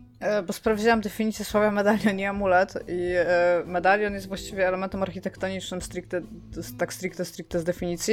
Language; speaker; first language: Polish; native; Polish